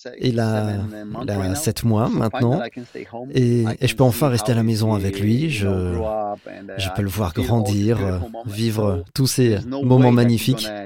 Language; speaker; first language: French; non-native, fluent; Polish